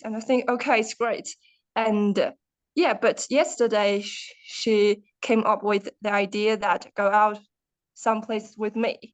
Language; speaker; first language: English; non-native, learner; Chinese